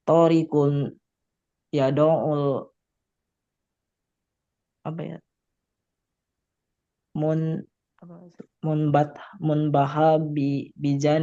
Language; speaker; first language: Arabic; non-native, learner; Indonesian